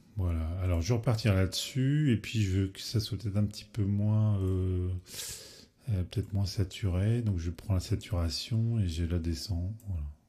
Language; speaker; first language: French; native; French